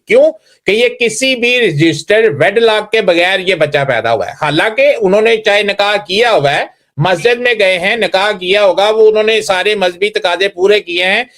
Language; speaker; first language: Urdu; native; Urdu